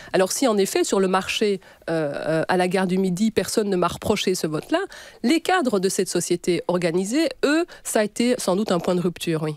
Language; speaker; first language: French; native; French